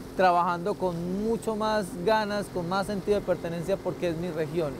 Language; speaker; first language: Spanish; native; Spanish